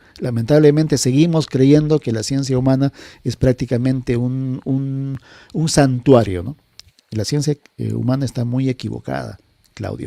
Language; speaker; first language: Spanish; native; Spanish